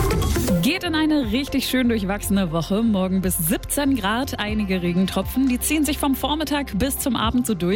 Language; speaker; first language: German; native; German